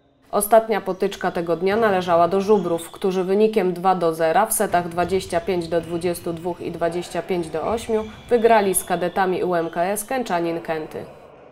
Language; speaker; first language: Polish; native; Polish